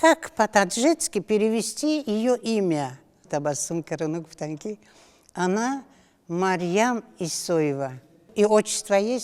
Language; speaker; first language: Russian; non-native, local second language; Tajik